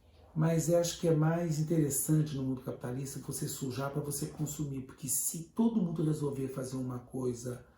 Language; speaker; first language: Portuguese; native; Portuguese